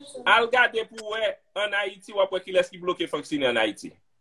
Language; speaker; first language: English; non-native, fluent; Haitian Creole